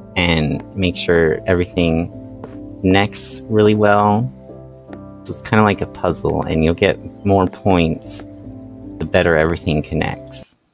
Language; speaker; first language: English; native; English